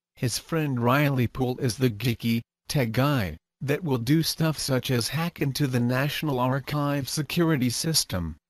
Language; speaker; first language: English; native; English